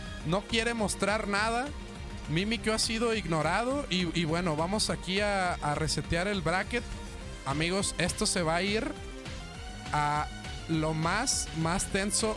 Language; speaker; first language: Spanish; native; Spanish